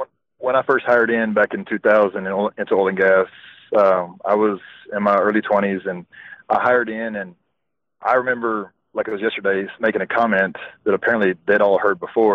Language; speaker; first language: English; native; English